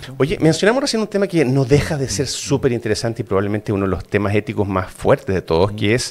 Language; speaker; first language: Spanish; native; Spanish